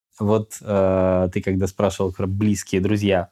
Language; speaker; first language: Russian; native; Russian